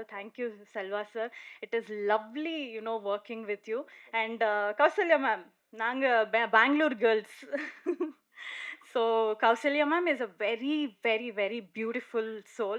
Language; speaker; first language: Tamil; non-native, learner; Kannada